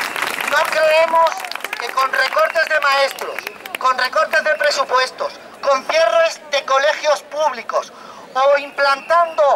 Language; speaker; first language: Spanish; native; Spanish